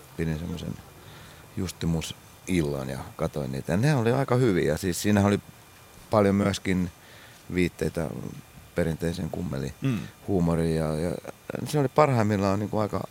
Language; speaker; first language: Finnish; native; Finnish